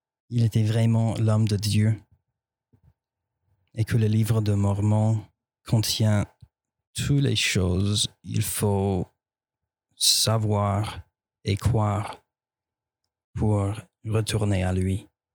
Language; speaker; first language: French; non-native, fluent; English